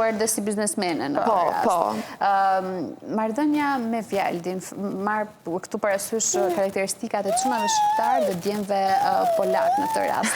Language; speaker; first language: Albanian; native; Albanian